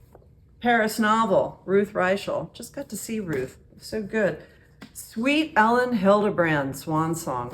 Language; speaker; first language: English; native; English